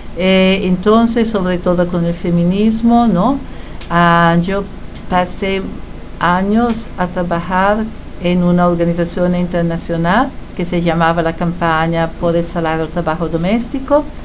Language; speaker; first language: Spanish; non-native, fluent; Italian